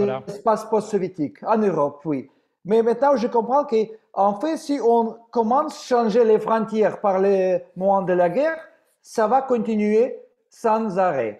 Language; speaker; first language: French; non-native, fluent; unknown